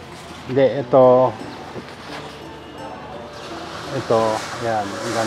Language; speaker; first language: Filipino; non-native, learner; Japanese